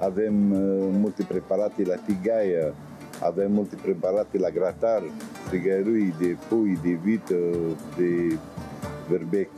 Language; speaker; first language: Romanian; non-native, fluent; Arabic